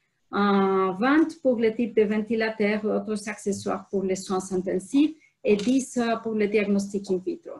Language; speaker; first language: French; non-native, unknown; Spanish